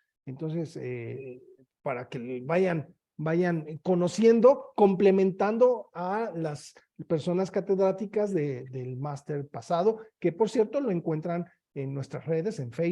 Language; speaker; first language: Spanish; native; Spanish